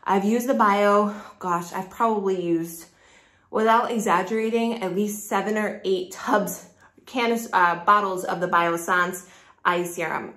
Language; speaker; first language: English; native; English